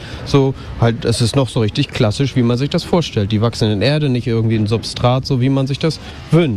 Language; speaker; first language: German; native; German